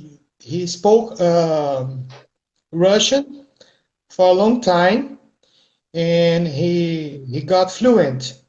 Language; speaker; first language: English; non-native, fluent; Portuguese